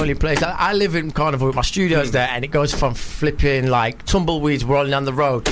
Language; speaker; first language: English; native; English